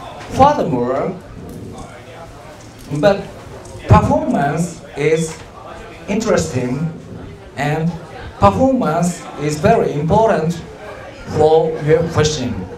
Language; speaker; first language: English; non-native, learner; Japanese